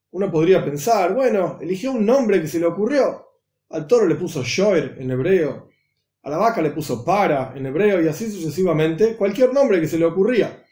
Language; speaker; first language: Spanish; native; Spanish